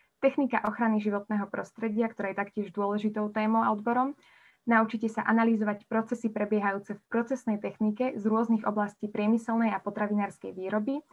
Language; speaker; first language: Slovak; native; Slovak